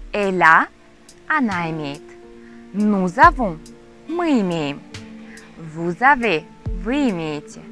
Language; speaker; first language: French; non-native, fluent; Russian